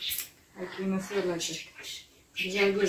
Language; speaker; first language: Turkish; non-native, learner; Spanish